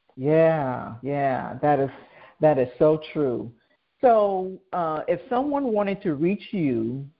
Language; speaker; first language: English; native; English